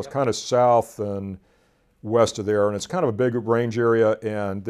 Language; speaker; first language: English; native; English